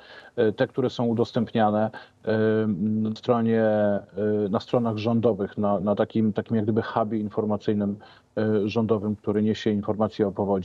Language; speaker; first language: Polish; native; Polish